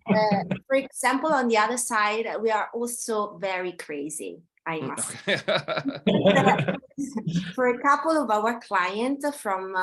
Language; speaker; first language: English; non-native, fluent; Italian